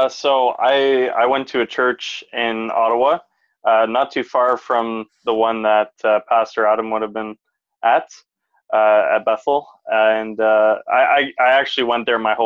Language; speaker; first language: English; native; English